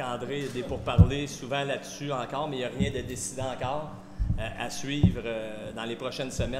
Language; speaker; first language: French; native; French